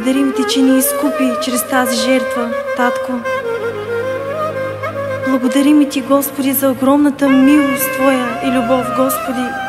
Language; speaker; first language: Bulgarian; native; Bulgarian